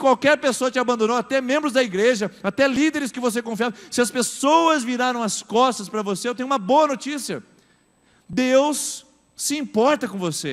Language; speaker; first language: Portuguese; native; Portuguese